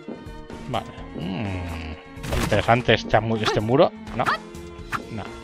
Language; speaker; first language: Spanish; native; Spanish